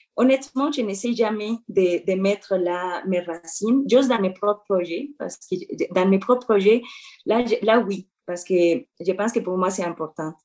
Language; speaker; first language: French; non-native, fluent; Spanish